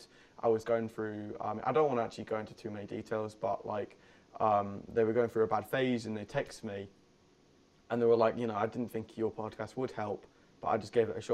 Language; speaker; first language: English; native; English